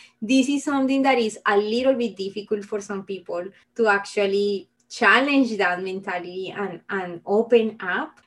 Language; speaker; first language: English; non-native, fluent; Spanish